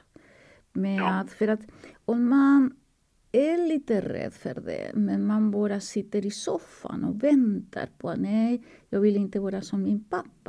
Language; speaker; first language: Swedish; non-native, fluent; Spanish